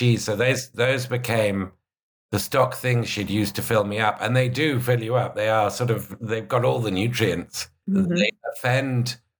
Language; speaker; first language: English; native; English